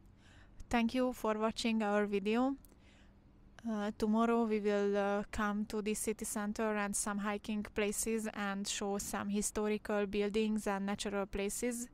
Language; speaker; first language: English; non-native, fluent; Hungarian